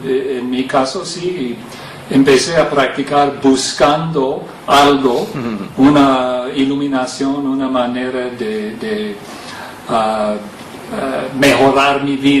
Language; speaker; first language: Spanish; non-native, fluent; English